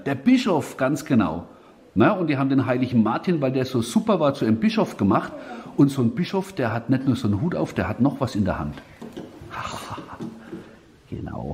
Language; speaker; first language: German; native; German